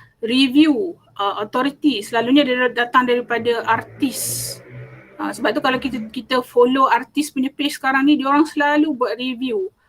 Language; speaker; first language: Malay; native; Malay